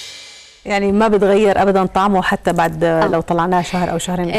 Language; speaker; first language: Arabic; native; Arabic